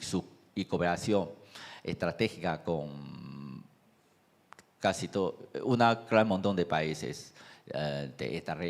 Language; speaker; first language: Spanish; non-native, fluent; Chinese